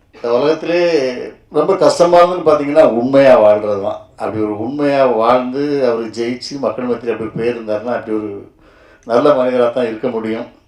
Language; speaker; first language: Tamil; native; Tamil